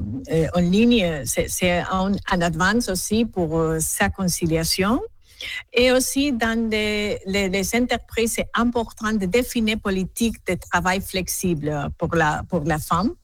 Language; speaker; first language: French; non-native, learner; Spanish